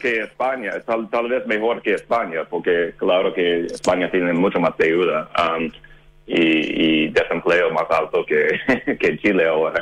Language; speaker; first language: Spanish; non-native, fluent; English